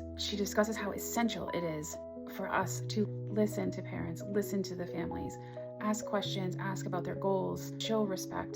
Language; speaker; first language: English; native; English